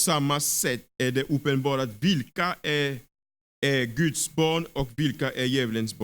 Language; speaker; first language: Swedish; non-native, fluent; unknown